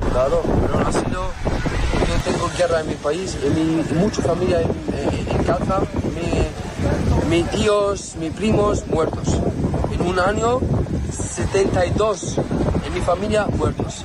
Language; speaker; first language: Spanish; non-native, learner; Arabic